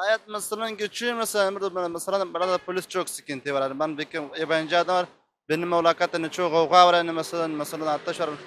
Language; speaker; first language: Turkish; non-native, learner; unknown